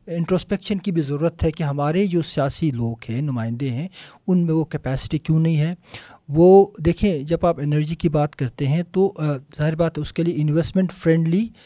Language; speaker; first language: Urdu; non-native, local second language; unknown